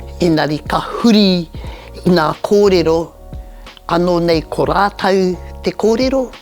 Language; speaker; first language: Māori; native; Māori